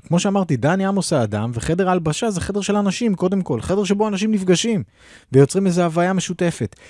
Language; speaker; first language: Hebrew; native; Hebrew